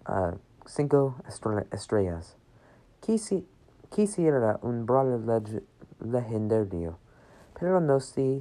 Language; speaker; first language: Spanish; non-native, learner; English